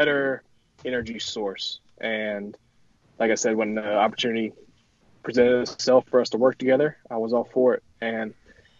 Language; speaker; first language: English; native; English